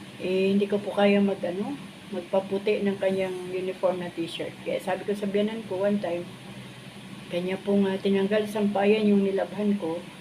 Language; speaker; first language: Filipino; native; Filipino